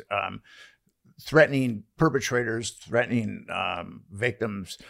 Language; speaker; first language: English; native; English